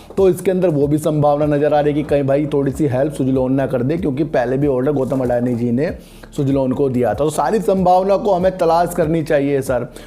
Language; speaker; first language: Hindi; native; Hindi